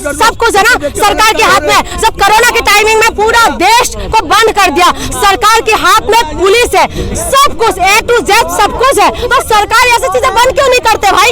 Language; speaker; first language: Hindi; non-native, local second language; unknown